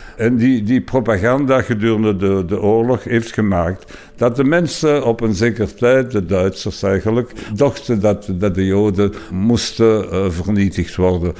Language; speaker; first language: Dutch; non-native, local second language; French